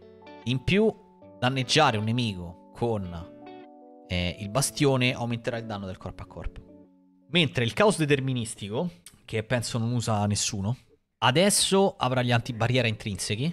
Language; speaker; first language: Italian; native; Italian